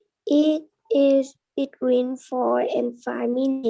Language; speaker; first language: English; non-native, learner; Vietnamese